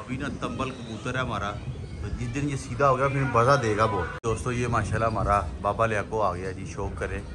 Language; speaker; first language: Urdu; non-native, local second language; Punjabi